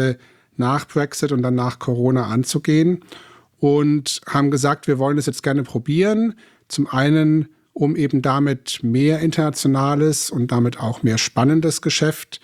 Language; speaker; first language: German; native; German